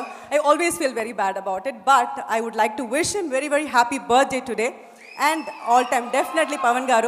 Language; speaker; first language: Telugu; non-native, learner; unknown